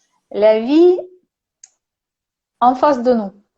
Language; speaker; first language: French; non-native, learner; Russian